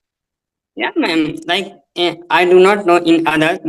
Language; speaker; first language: English; non-native, learner; Hindi